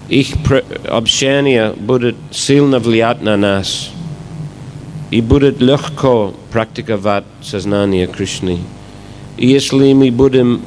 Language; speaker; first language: Russian; non-native, fluent; English